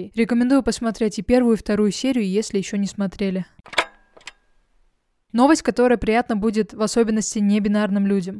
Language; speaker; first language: Russian; native; Russian